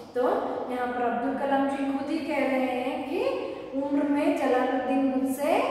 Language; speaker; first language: Hindi; non-native, local second language; Kannada